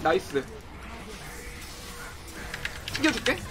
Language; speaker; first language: Korean; native; Korean